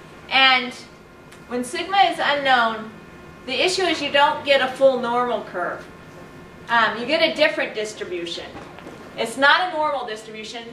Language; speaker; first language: English; native; English